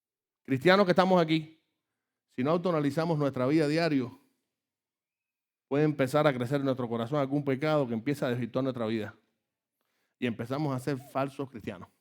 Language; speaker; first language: Spanish; native; Spanish